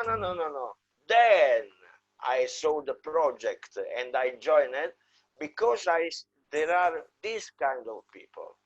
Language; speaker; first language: English; non-native, fluent; Italian